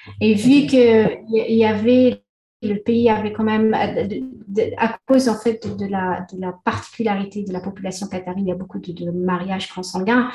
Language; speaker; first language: French; non-native, local second language; Arabic